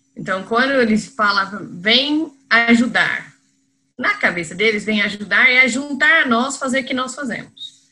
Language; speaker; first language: Portuguese; non-native, fluent; English